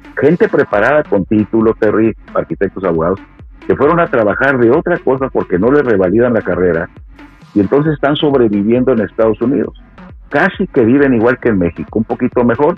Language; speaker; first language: Spanish; native; Spanish